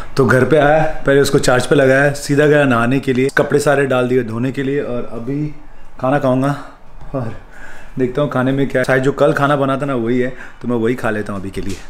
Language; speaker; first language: Hindi; native; Hindi